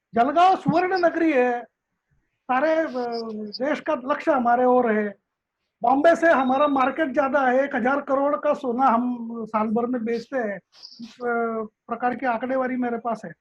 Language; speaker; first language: Hindi; non-native, local second language; Marathi